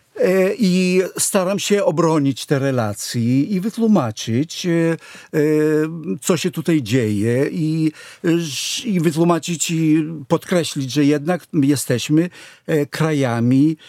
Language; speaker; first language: Polish; non-native, fluent; Hebrew